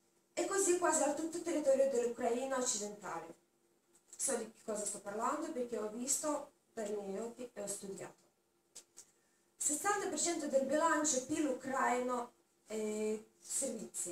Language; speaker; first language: Italian; non-native, learner; Russian